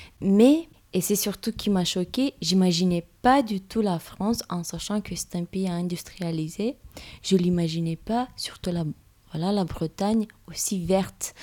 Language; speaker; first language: French; non-native, fluent; Romanian